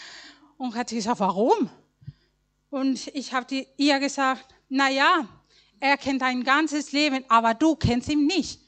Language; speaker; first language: German; non-native, learner; Spanish